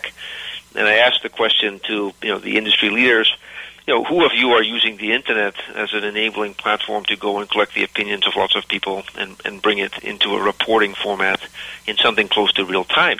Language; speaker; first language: English; native; English